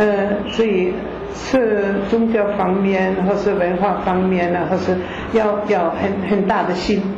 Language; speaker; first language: Chinese; non-native, fluent; German